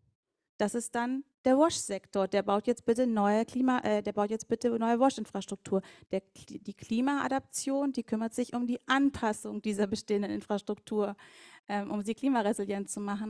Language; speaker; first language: German; native; German